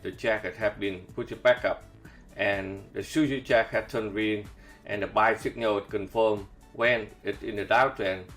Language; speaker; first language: English; non-native, fluent; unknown